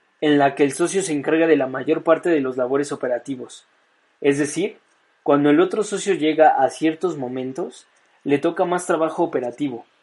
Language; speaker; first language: Spanish; native; Spanish